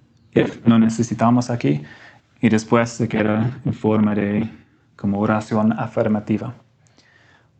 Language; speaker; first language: Spanish; non-native, fluent; English